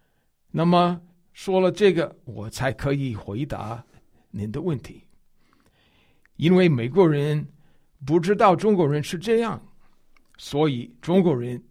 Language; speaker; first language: Chinese; non-native, fluent; English